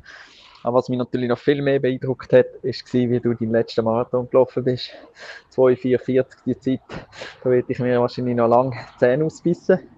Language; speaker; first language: German; native; German